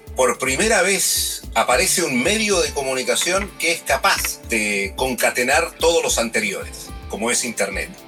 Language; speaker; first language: Spanish; native; Spanish